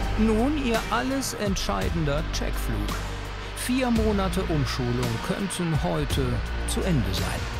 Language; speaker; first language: German; native; German